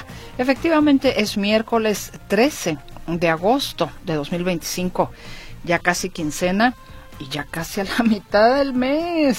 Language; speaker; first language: Spanish; native; Spanish